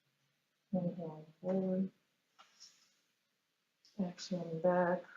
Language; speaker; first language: English; native; English